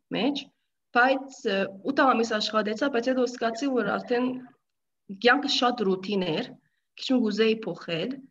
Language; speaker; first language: Armenian; early bilingual, heritage; Armenian